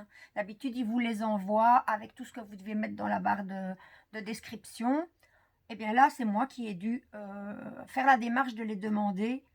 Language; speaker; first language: French; native; French